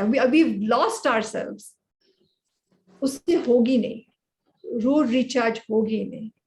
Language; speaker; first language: Hindi; native; Hindi